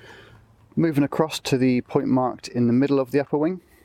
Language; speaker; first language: English; native; English